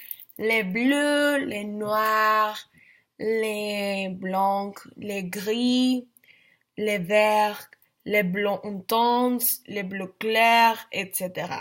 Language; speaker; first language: French; non-native, learner; Spanish